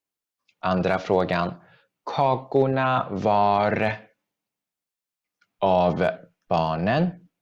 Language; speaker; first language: Swedish; non-native, fluent; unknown